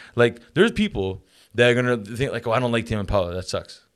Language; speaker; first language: English; native; English